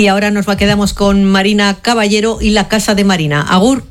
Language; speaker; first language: Spanish; native; Spanish